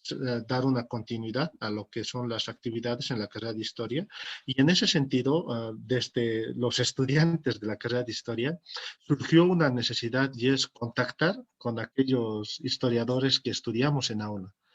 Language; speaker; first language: Spanish; native; Spanish